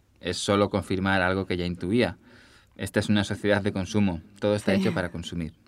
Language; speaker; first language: Spanish; native; Spanish